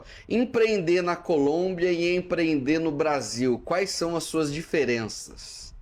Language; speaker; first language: Portuguese; native; Portuguese